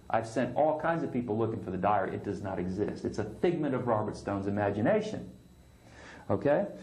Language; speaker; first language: English; native; English